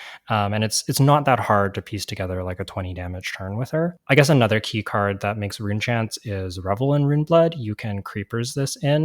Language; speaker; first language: English; native; English